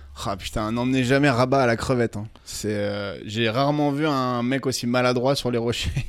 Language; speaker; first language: French; native; French